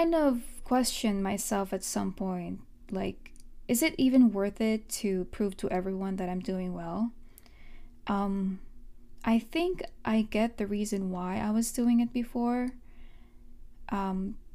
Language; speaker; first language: English; non-native, local second language; Filipino